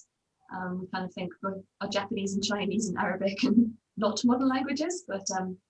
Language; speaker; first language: English; native; English